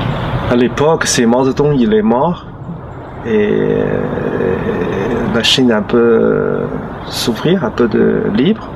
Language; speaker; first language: French; non-native, learner; Chinese